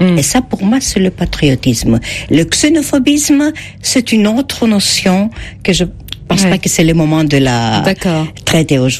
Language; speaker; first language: French; non-native, fluent; Greek